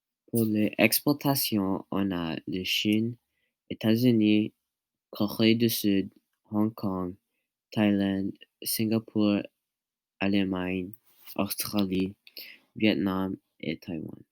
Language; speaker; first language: French; non-native, learner; English